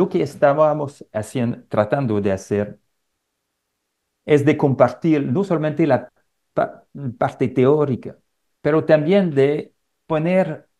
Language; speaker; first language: Spanish; non-native, fluent; French